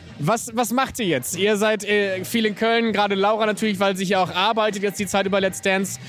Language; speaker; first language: German; native; German